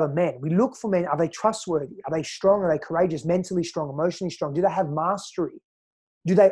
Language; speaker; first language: English; native; English